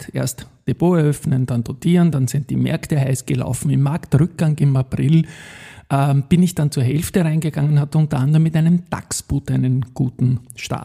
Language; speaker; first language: German; native; German